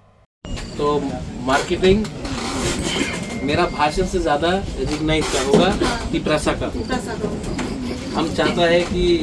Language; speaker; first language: Hindi; non-native, local second language; Kok Borok